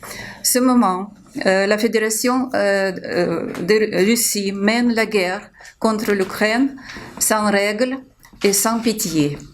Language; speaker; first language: French; non-native, fluent; Ukrainian